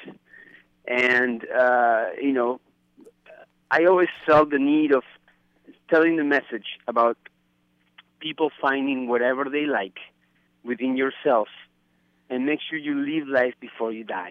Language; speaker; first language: English; non-native, fluent; Spanish